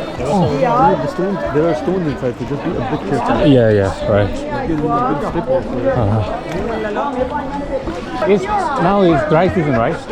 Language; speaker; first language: English; non-native, learner; Korean